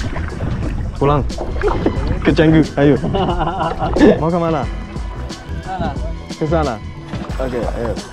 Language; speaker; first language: Indonesian; non-native, learner; English